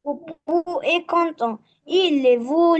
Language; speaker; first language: French; non-native, learner; Arabic